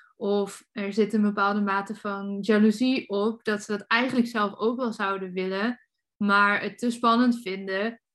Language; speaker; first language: Dutch; native; Dutch